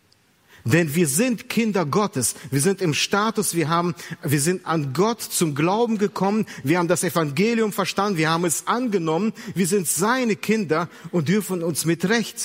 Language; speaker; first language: German; native; German